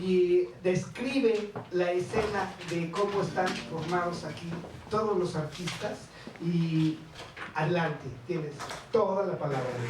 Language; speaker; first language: Spanish; native; Spanish